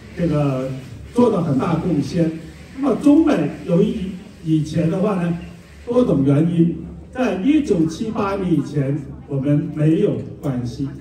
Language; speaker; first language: Chinese; native; Chinese